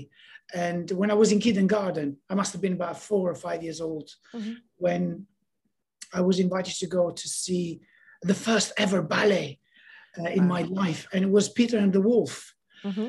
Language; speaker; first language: English; non-native, fluent; Albanian